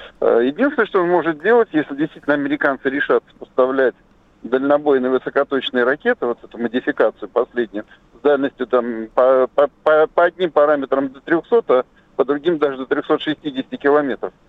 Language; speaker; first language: Russian; native; Russian